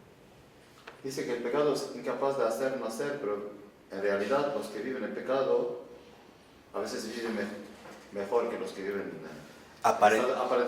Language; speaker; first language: Spanish; native; Spanish